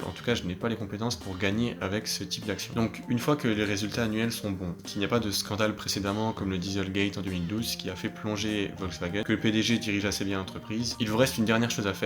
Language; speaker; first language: French; native; French